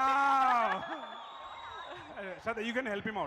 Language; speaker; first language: Telugu; native; Telugu